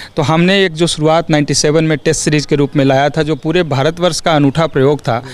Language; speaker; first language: Hindi; native; Hindi